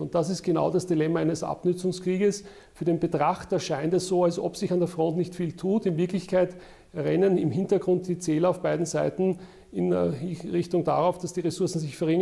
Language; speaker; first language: German; native; German